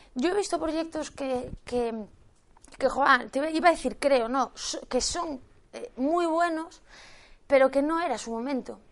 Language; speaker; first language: Spanish; native; Spanish